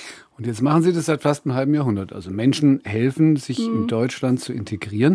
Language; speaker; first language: German; native; German